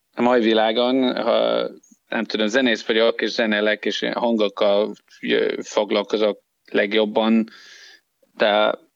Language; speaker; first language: Hungarian; non-native, learner; English